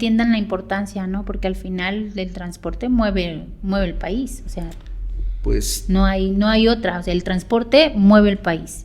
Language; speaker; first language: Spanish; native; Spanish